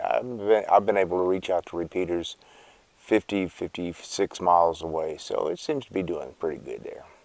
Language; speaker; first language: English; native; English